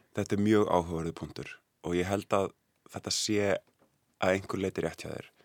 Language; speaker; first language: Icelandic; native; Icelandic